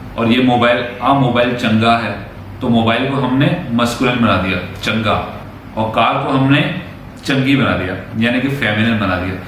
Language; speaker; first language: Hindi; native; Hindi